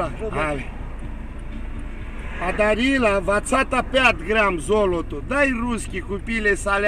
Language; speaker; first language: Russian; non-native, learner; Romanian